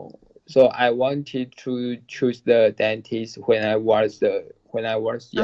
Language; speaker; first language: English; non-native, learner; Chinese